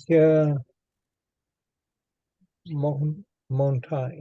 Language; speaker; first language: Spanish; non-native, learner; English